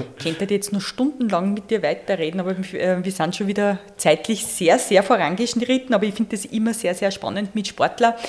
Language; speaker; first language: German; native; German